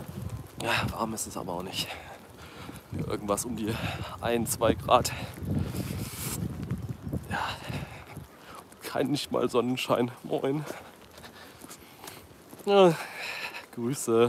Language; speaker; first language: German; native; German